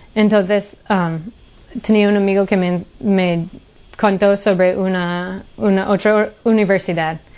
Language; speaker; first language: Spanish; non-native, fluent; English